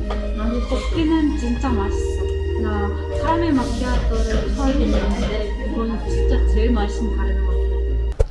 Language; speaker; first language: Korean; non-native, fluent; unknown